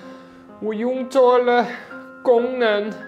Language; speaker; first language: Chinese; non-native, fluent; German